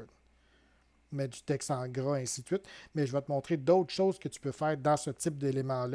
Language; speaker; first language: French; native; French